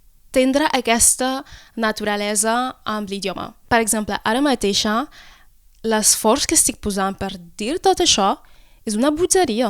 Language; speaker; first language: Catalan; non-native, local second language; French